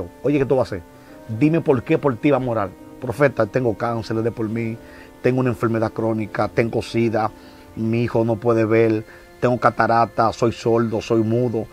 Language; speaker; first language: Spanish; native; Spanish